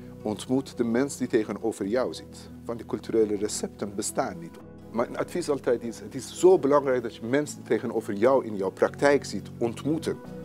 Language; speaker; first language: Dutch; non-native, fluent; Persian